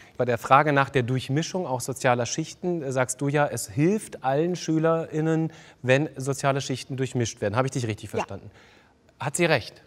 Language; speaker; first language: German; native; German